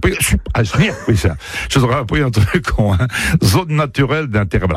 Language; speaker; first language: French; native; French